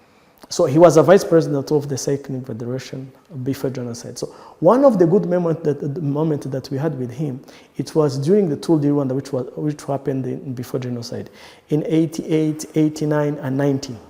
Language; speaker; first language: English; non-native, local second language; Kinyarwanda